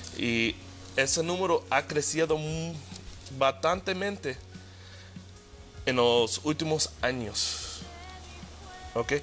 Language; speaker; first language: Spanish; early bilingual, heritage; Spanish